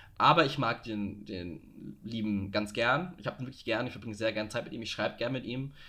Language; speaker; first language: German; native; German